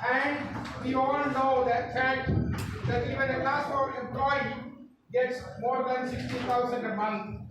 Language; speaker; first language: English; non-native, local second language; Malayalam